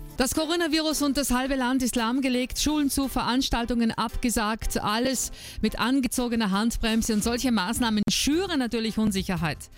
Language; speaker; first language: German; native; German